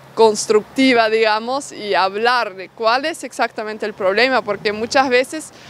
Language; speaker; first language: Spanish; non-native, fluent; Dutch